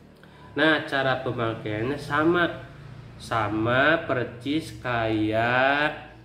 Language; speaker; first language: Indonesian; native; Indonesian